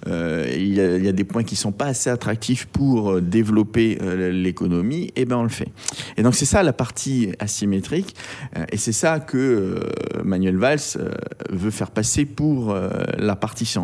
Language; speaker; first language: French; native; French